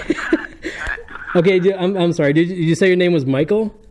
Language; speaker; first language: English; native; English